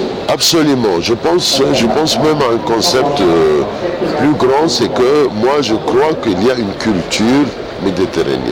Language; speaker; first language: French; non-native, fluent; Arabic